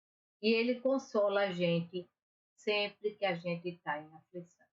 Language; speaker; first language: Portuguese; native; Portuguese